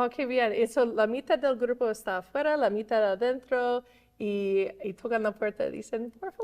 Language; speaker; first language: Spanish; non-native, fluent; English